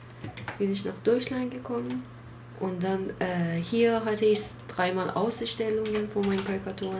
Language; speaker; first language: German; non-native, learner; Persian